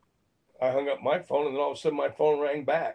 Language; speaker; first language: English; native; English